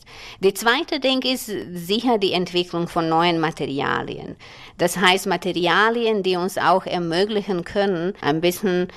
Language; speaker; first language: German; non-native, fluent; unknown